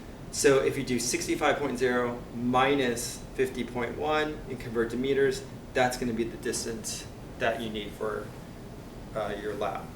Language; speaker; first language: English; native; English